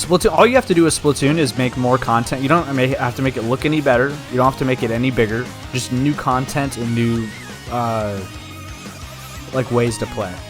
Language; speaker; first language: English; native; English